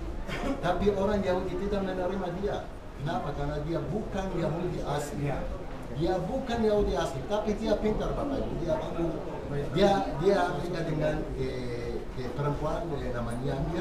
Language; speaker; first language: Indonesian; non-native, fluent; Hebrew